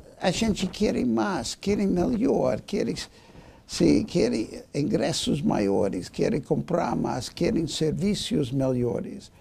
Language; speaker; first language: Portuguese; non-native, fluent; English